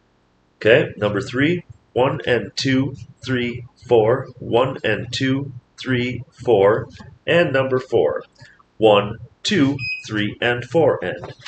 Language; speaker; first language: English; native; English